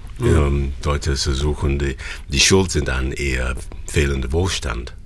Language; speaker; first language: German; non-native, fluent; English